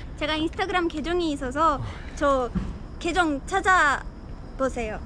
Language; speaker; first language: Korean; non-native, fluent; Armenian